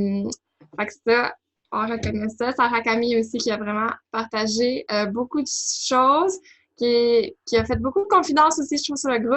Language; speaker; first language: French; native; French